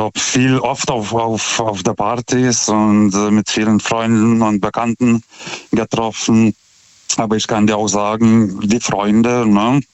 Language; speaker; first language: German; non-native, fluent; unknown